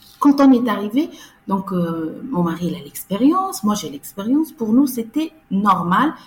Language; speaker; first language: French; non-native, local second language; Arabic